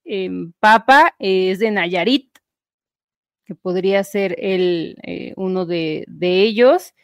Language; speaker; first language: Spanish; native; Spanish